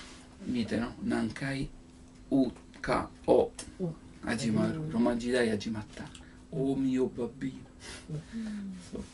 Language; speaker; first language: Japanese; non-native, learner; Italian